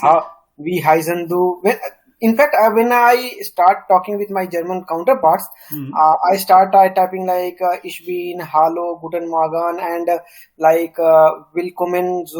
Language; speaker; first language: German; non-native, learner; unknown